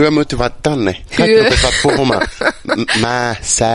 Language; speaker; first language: Finnish; non-native, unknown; Portuguese